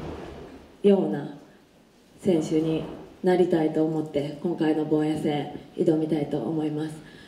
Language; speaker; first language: Japanese; native; Japanese